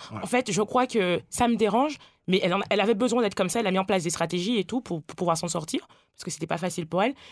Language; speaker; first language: French; native; French